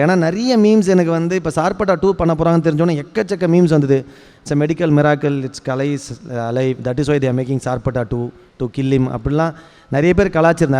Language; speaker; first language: Tamil; native; Tamil